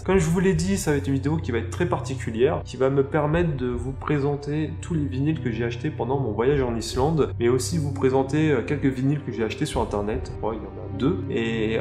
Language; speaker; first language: French; native; French